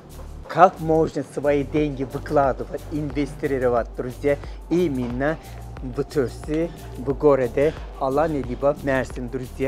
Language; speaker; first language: Russian; non-native, fluent; Turkish